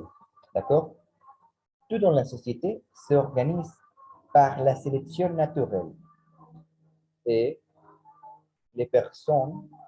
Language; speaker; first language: French; non-native, learner; Spanish